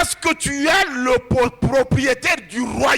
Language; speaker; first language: French; non-native, local second language; Lingala